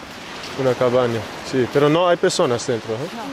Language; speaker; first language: Spanish; non-native, learner; English